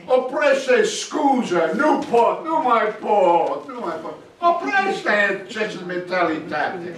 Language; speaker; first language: Romanian; non-native, learner; English